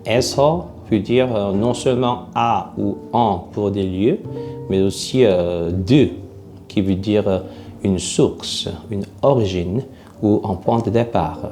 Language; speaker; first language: French; non-native, fluent; Korean